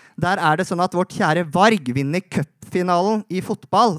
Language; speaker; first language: Norwegian; native; Norwegian